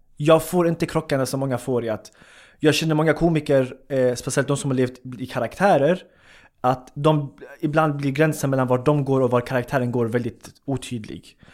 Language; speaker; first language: Swedish; early bilingual, other home language; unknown